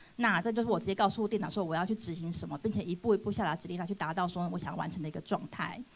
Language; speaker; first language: Chinese; native; Chinese